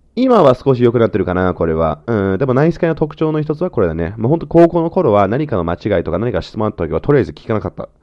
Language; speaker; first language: Japanese; non-native, fluent; English